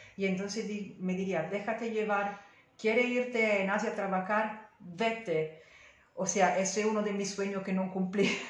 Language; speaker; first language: Spanish; non-native, fluent; Italian